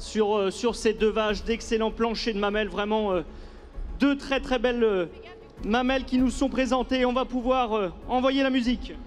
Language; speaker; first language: French; native; French